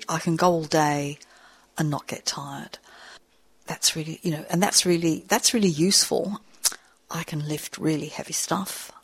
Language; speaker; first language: English; native; English